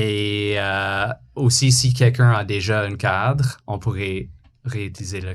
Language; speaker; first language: French; non-native, fluent; English